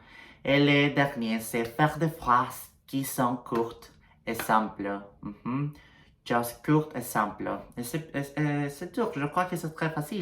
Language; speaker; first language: French; non-native, learner; Spanish